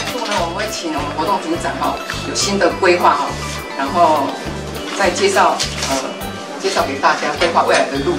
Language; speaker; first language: Chinese; native; Chinese